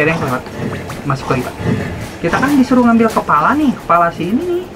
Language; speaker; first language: Indonesian; native; Indonesian